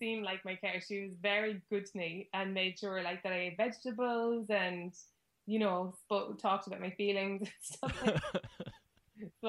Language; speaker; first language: English; native; English